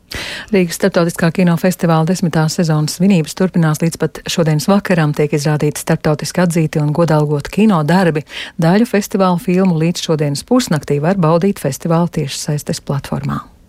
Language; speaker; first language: Latvian; native; Latvian